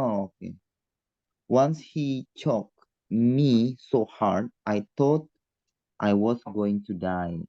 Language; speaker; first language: English; non-native, learner; Indonesian